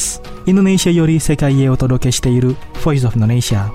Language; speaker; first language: Japanese; non-native, fluent; Indonesian